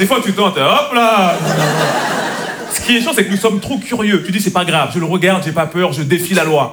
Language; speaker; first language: French; native; French